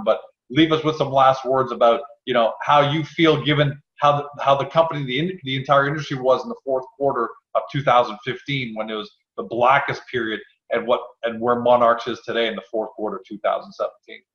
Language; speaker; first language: English; native; English